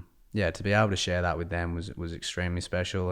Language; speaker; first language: English; native; English